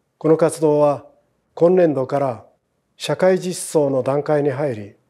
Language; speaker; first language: Japanese; native; Japanese